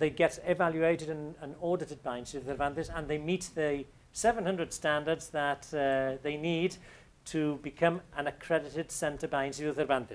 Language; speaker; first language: English; native; English